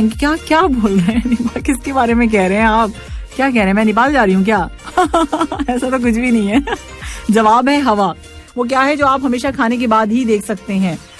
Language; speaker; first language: Urdu; native; Urdu